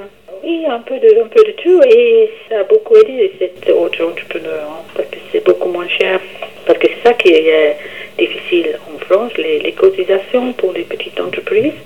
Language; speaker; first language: French; non-native, fluent; English